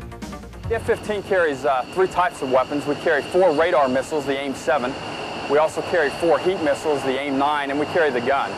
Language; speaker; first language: English; native; English